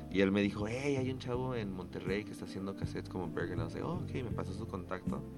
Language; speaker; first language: Spanish; early bilingual, other home language; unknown